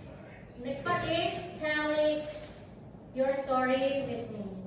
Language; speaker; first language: English; non-native, learner; Indonesian